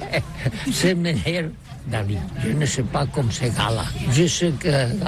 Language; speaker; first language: French; non-native, learner; Catalan